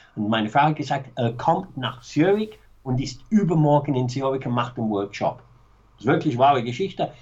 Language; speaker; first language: German; non-native, fluent; English